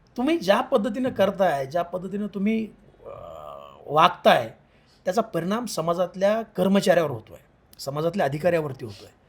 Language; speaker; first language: Marathi; native; Marathi